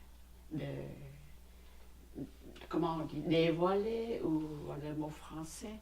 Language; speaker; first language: French; non-native, fluent; Khmer